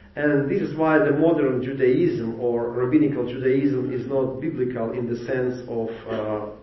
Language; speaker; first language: English; non-native, fluent; Ukrainian